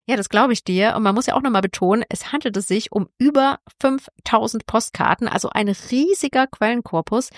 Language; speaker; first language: German; native; German